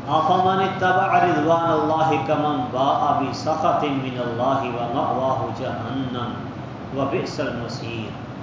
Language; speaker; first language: Urdu; non-native, local second language; Punjabi